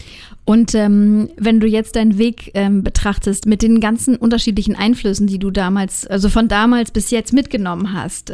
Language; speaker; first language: German; native; German